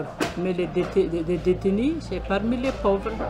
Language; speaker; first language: French; non-native, fluent; Malagasy